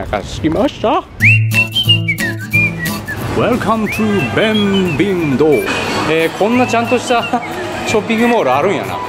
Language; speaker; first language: Japanese; native; Japanese